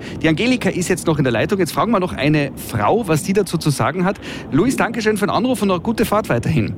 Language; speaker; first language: German; native; German